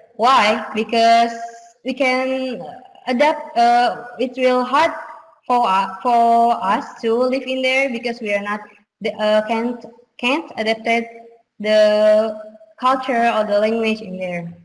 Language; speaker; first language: English; non-native, learner; Indonesian